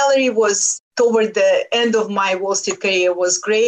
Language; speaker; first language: English; non-native, fluent; Lithuanian